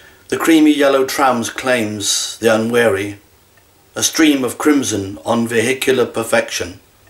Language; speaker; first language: English; native; English